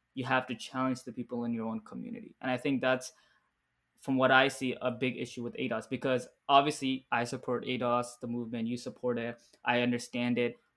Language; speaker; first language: English; early bilingual, other home language; Arabic